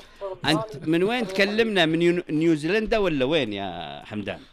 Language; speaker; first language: Arabic; native; Arabic